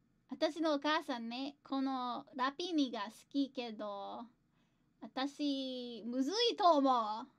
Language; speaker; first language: Japanese; non-native, learner; English